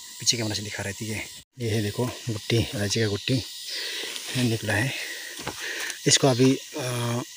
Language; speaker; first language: Hindi; non-native, local second language; Nepali